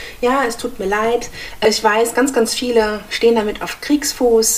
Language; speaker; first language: German; native; German